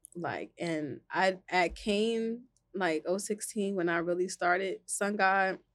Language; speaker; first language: English; native; English